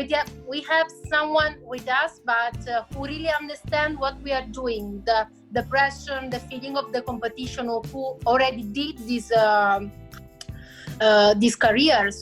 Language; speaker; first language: English; non-native, fluent; Italian